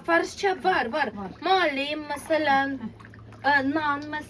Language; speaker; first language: Turkish; non-native, learner; Russian